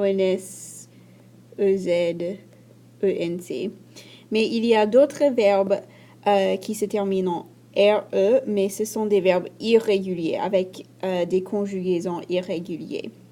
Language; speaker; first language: French; non-native, fluent; English